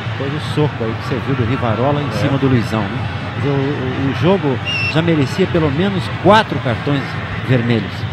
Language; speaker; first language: Portuguese; native; Portuguese